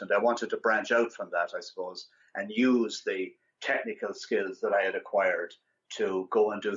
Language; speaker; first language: English; native; English